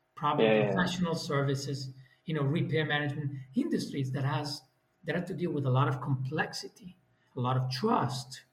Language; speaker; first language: English; non-native, fluent; Italian